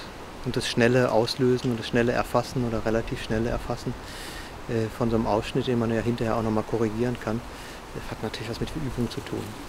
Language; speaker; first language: German; native; German